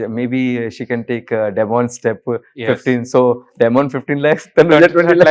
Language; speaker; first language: Telugu; non-native, learner; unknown